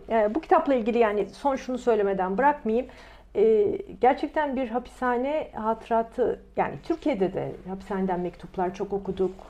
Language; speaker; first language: Turkish; native; Turkish